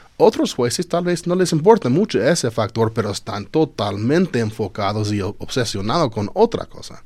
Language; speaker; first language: Spanish; non-native, fluent; English